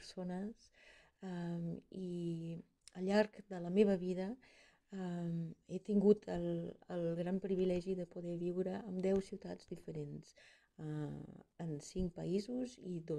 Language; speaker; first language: Catalan; non-native, fluent; German